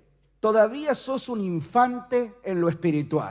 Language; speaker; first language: Spanish; native; Spanish